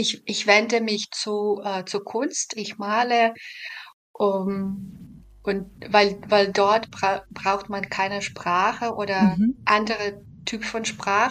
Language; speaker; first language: German; non-native, fluent; Belarusian